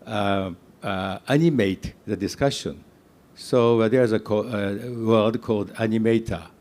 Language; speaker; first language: English; non-native, fluent; Japanese